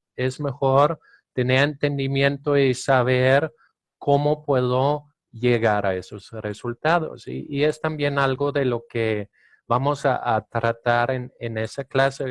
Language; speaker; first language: Spanish; non-native, fluent; Danish